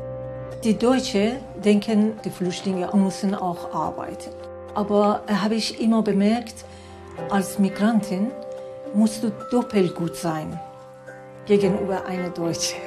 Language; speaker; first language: German; non-native, fluent; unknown